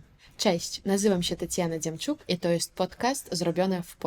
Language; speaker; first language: Polish; non-native, fluent; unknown